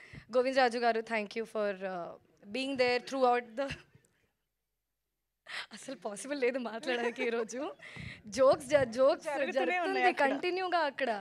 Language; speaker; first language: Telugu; non-native, local second language; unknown